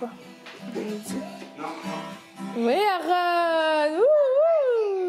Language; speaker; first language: French; native; French